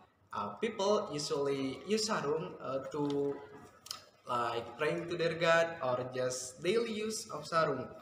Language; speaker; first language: English; non-native, fluent; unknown